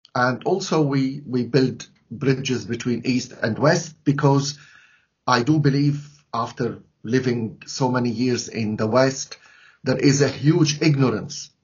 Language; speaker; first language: English; non-native, fluent; Arabic